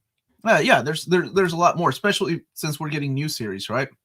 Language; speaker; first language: English; native; English